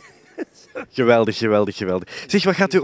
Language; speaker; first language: Dutch; native; Dutch